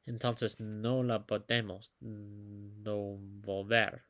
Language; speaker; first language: Spanish; non-native, learner; English